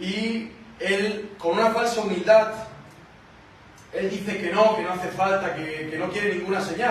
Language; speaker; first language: Spanish; native; Spanish